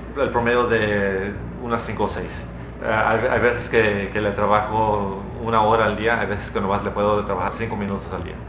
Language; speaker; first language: Spanish; early bilingual, heritage; Spanish